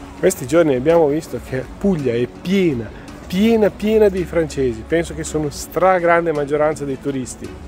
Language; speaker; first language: Italian; non-native, fluent; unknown